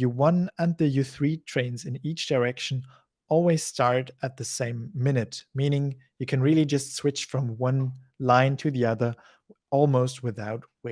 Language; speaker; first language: English; non-native, fluent; German